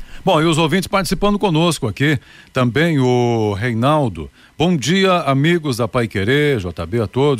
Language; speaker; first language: Portuguese; native; Portuguese